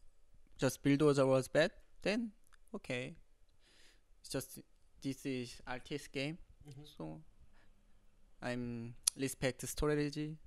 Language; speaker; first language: English; non-native, learner; Korean